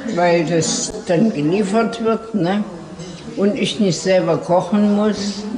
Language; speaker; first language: German; native; German